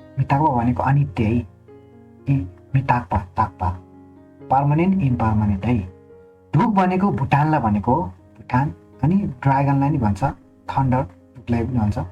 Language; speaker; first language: Nepali; non-native, local second language; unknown